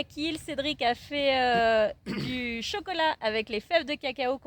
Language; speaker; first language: French; native; French